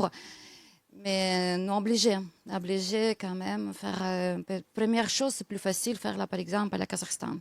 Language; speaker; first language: French; non-native, learner; Russian